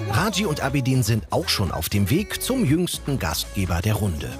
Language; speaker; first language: German; native; German